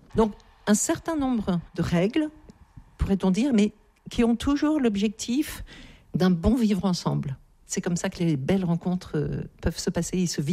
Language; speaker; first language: French; native; French